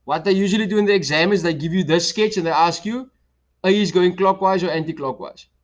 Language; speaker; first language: English; non-native, local second language; Afrikaans